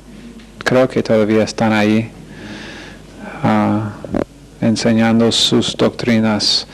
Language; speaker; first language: Spanish; non-native, fluent; English